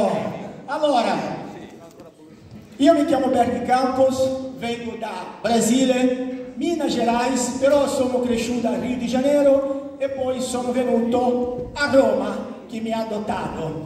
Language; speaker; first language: Italian; non-native, fluent; Portuguese